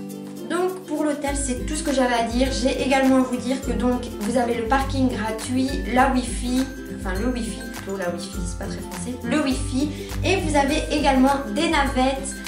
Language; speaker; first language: French; native; French